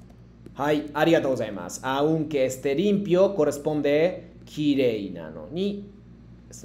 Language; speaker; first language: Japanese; native; Japanese